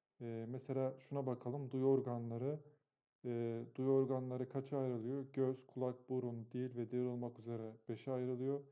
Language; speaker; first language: Turkish; native; Turkish